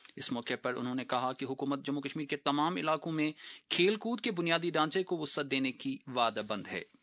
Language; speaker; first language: Urdu; non-native, local second language; Kashmiri